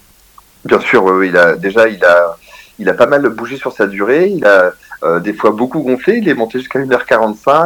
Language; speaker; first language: French; native; French